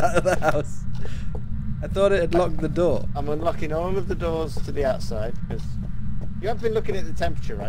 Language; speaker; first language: English; native; English